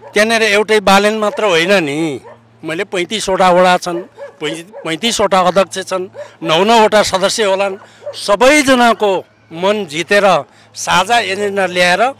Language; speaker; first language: Nepali; native; Nepali